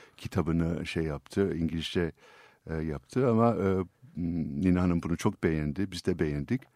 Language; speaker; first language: Turkish; non-native, fluent; English